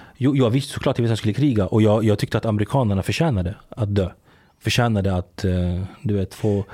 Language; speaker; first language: Swedish; early bilingual, other home language; Arabic